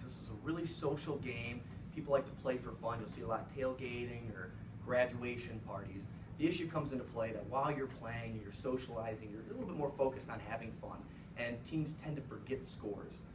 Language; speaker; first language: English; native; English